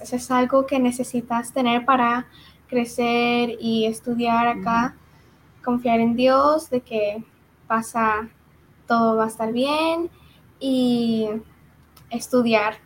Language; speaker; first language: Spanish; early bilingual, heritage; Spanish